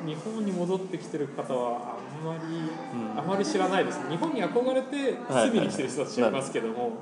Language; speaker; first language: Japanese; early bilingual, other home language; Spanish